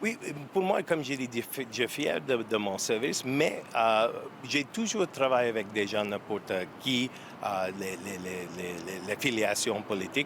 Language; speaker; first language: French; non-native, learner; English